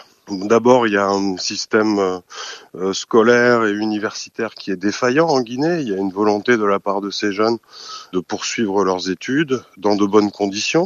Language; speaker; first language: French; native; French